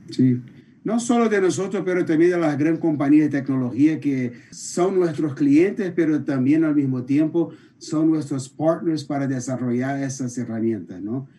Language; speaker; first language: Spanish; non-native, fluent; Portuguese